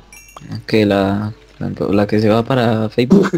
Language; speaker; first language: Spanish; native; Spanish